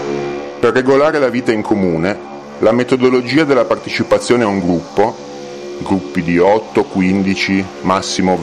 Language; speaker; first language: Italian; native; Italian